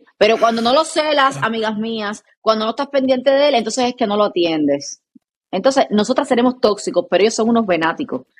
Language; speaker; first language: Spanish; native; Spanish